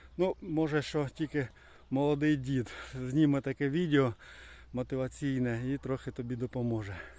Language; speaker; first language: Ukrainian; non-native, local second language; Russian